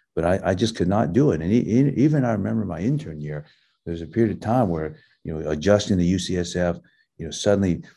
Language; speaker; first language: English; early bilingual, other home language; Min Nan Chinese